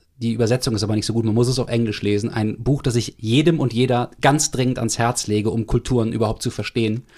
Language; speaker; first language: German; native; German